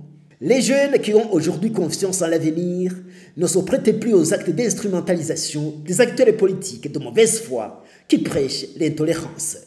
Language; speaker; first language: French; non-native, local second language; Rundi